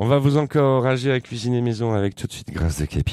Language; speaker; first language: French; native; French